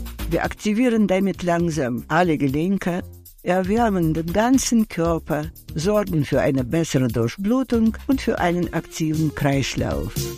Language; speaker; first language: German; non-native, fluent; Russian